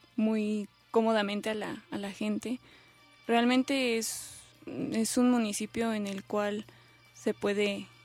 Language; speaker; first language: Spanish; native; Spanish